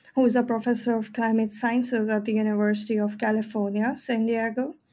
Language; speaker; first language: English; non-native, local second language; Hindi